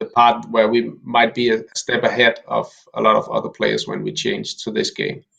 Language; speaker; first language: English; non-native, fluent; Danish